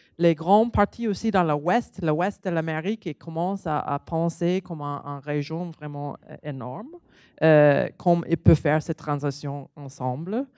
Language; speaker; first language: French; non-native, learner; English